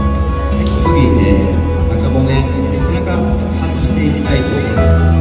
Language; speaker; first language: Japanese; native; Japanese